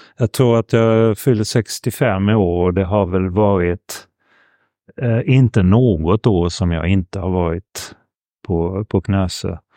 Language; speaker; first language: Swedish; early bilingual, heritage; Swedish